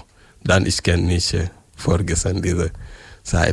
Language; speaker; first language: German; non-native, learner; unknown